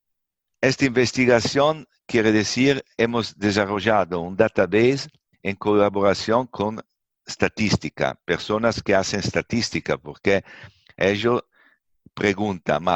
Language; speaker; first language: Spanish; non-native, fluent; Italian